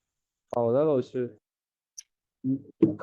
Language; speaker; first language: Chinese; non-native, learner; Urdu